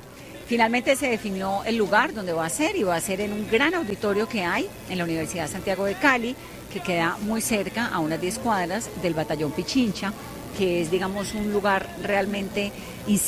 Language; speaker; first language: Spanish; native; Spanish